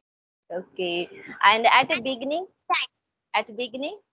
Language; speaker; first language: English; non-native, local second language; Hindi